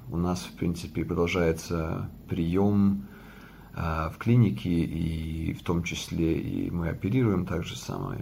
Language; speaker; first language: Russian; non-native, local second language; Latvian